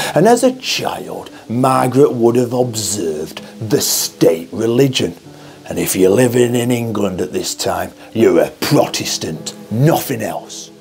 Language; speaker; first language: English; native; English